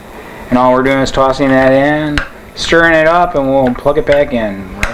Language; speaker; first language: English; native; English